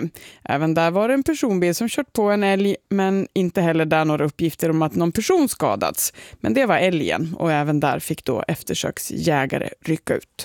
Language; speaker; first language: Swedish; native; Swedish